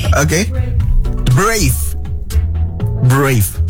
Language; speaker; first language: English; non-native, learner; Indonesian